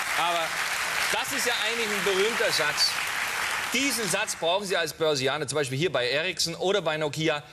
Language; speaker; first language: German; native; German